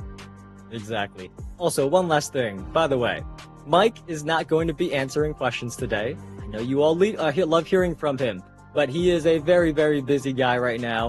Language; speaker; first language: English; native; English